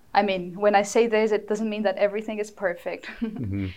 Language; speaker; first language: English; non-native, fluent; Portuguese